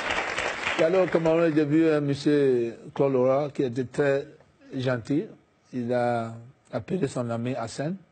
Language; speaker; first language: French; non-native, fluent; English